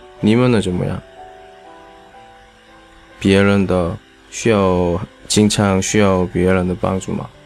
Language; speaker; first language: Chinese; non-native, learner; Korean